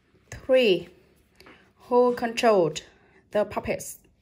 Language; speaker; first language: English; non-native, fluent; Vietnamese